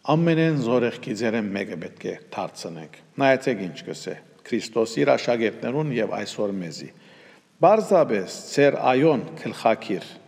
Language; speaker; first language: Armenian; early bilingual, heritage; Armenian